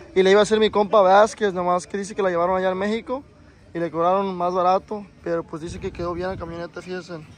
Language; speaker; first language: Spanish; early bilingual, heritage; Spanish